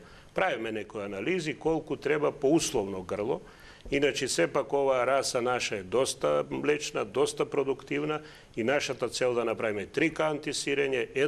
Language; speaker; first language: Macedonian; native; Macedonian